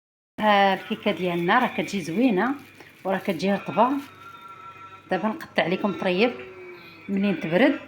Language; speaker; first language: Arabic; native; Arabic